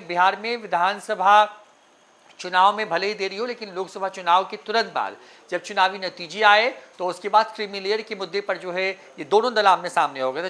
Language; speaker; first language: Hindi; native; Hindi